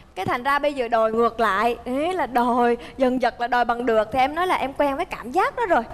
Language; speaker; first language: Vietnamese; early bilingual, heritage; Vietnamese